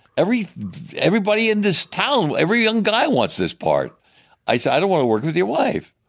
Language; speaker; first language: English; native; English